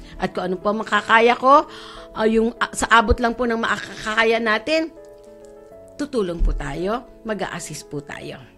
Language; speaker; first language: Filipino; native; Filipino